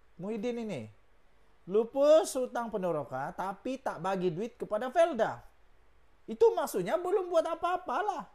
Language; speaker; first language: Malay; native; Malay